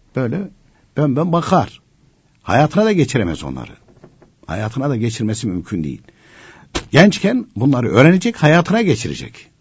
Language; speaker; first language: Turkish; native; Turkish